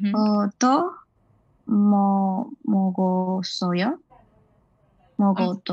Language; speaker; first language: Korean; non-native, learner; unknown